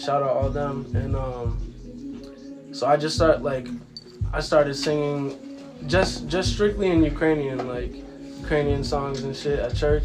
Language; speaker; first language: English; early bilingual, other home language; Ukrainian